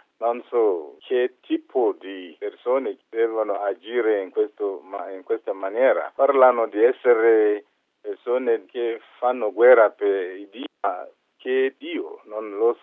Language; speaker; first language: Italian; non-native, fluent; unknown